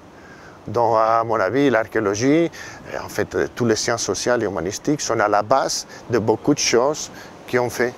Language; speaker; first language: French; non-native, fluent; Catalan